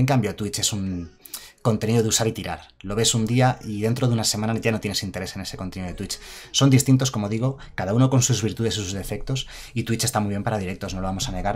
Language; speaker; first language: Spanish; native; Spanish